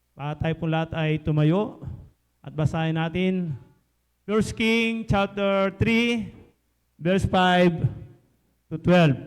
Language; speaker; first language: Filipino; non-native, local second language; Pampanga